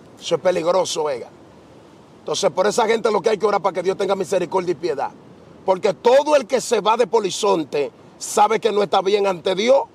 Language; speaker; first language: Spanish; native; Spanish